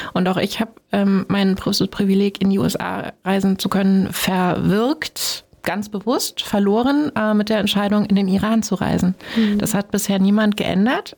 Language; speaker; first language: German; native; German